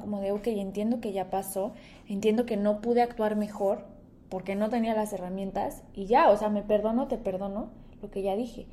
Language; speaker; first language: Spanish; native; Spanish